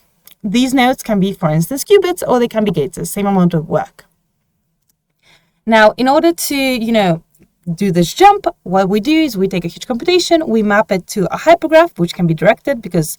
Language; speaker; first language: English; non-native, fluent; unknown